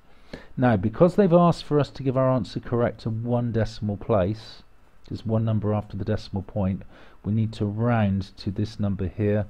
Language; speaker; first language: English; native; English